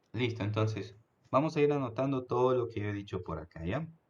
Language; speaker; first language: Spanish; native; Spanish